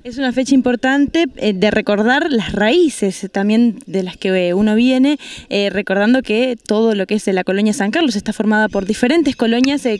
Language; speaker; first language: Spanish; native; Spanish